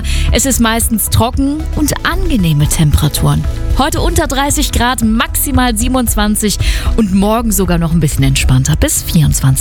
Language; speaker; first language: German; native; German